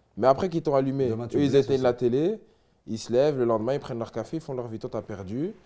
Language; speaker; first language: French; native; French